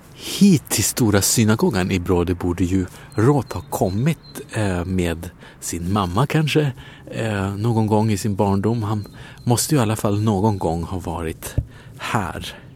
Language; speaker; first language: Swedish; non-native, fluent; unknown